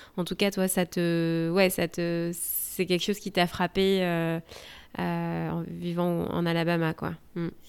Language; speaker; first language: French; native; French